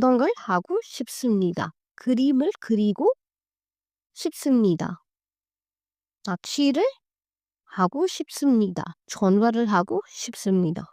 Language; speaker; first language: Korean; non-native, learner; Hindi